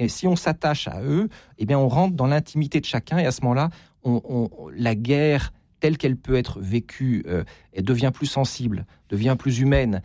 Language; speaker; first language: French; native; French